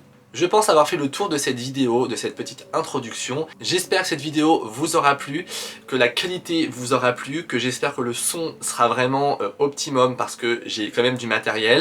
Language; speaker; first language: French; native; French